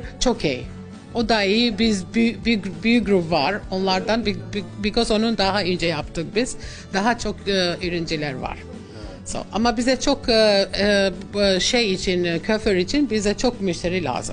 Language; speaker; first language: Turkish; non-native, learner; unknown